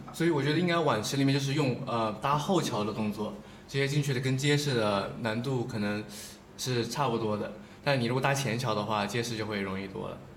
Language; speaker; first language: Chinese; native; Chinese